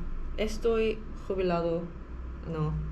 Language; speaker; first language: Spanish; non-native, learner; Korean